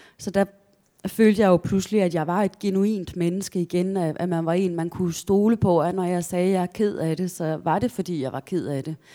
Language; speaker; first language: Danish; native; Danish